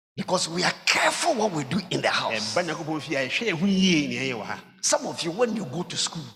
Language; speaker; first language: English; non-native, local second language; Ga